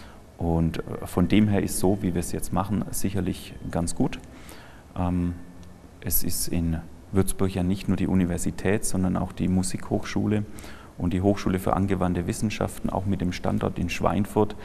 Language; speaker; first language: German; native; German